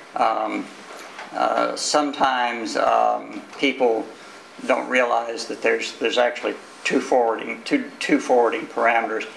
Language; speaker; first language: English; native; English